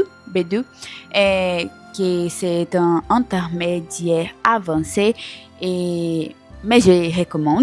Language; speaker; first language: French; non-native, learner; Portuguese